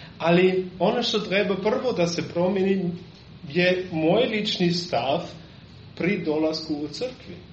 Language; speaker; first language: Serbian; non-native, fluent; German